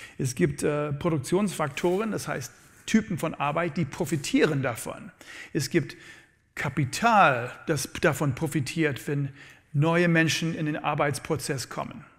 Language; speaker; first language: German; non-native, fluent; English